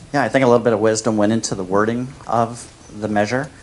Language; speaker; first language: English; native; English